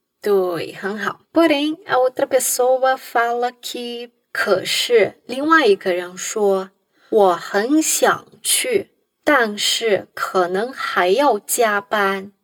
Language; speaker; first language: Chinese; non-native, fluent; Portuguese